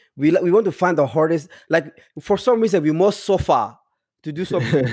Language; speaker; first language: English; non-native, fluent; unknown